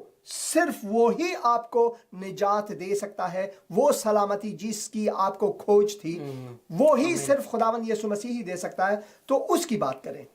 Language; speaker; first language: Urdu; non-native, fluent; Persian